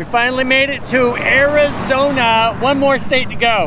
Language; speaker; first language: English; native; English